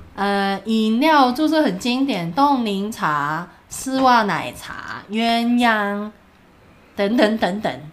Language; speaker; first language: Chinese; non-native, local second language; Cantonese